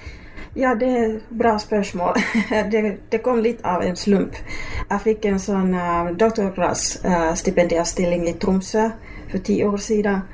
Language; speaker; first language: Swedish; non-native, local second language; Finnish